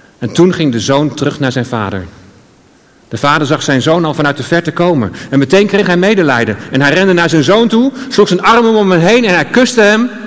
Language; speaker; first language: Dutch; native; Dutch